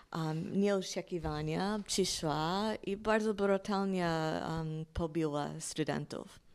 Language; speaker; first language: Polish; non-native, fluent; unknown